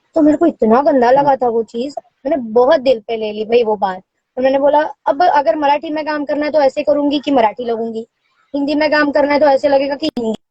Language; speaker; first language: Hindi; non-native, local second language; Marathi